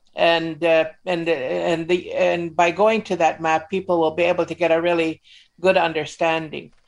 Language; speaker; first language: English; native; English